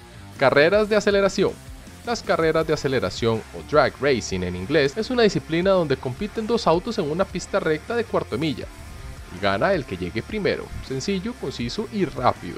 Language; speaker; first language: Spanish; native; Spanish